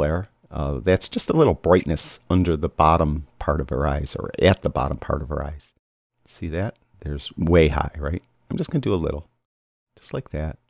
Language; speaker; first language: English; native; English